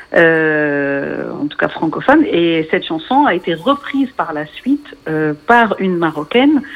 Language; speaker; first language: French; non-native, local second language; Arabic